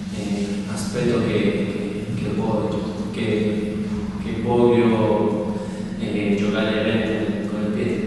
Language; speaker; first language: Italian; non-native, learner; Spanish